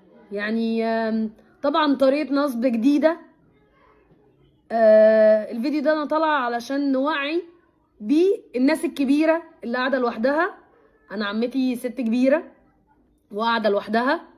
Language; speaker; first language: Arabic; native; Arabic